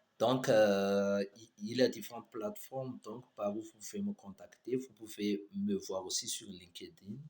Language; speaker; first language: French; non-native, local second language; Malagasy